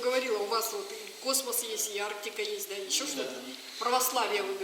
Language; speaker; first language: Russian; native; Russian